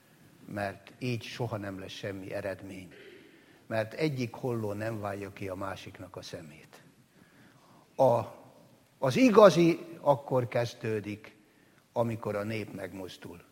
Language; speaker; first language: Hungarian; native; Hungarian